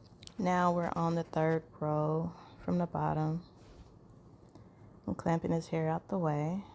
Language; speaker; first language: English; native; English